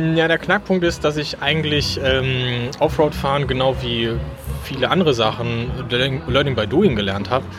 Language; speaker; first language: German; native; German